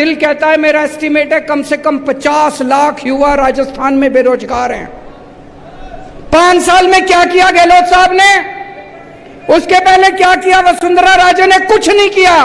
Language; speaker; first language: Hindi; native; Hindi